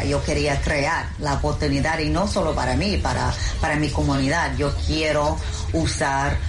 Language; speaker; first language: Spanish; non-native, learner; English